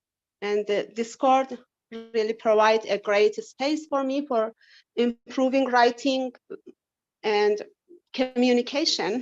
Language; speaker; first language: English; non-native, learner; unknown